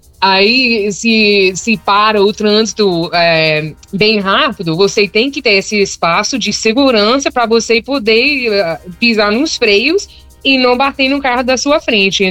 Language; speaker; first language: Portuguese; non-native, fluent; English